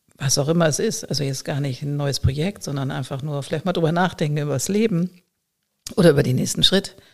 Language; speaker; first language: German; native; German